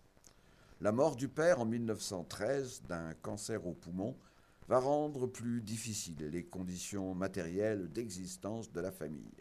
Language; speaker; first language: French; native; French